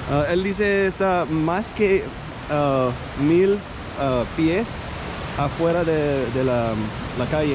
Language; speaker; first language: Spanish; non-native, learner; English